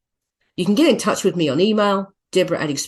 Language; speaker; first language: English; native; English